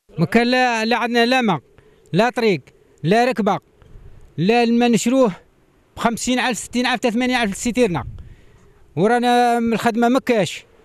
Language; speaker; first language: Arabic; native; Arabic